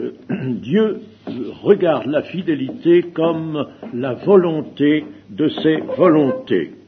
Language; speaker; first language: French; native; French